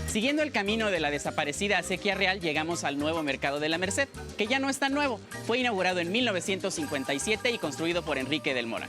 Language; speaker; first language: Spanish; native; Spanish